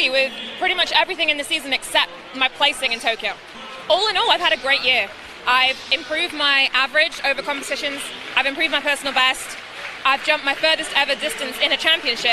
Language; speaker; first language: English; native; English